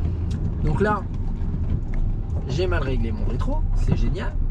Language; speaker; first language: French; native; French